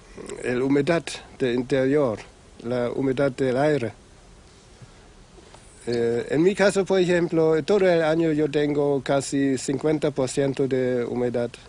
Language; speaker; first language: Spanish; non-native, fluent; German